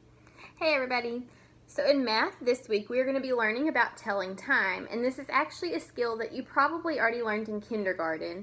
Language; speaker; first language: English; native; English